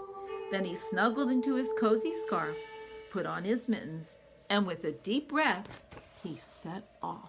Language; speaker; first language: English; native; English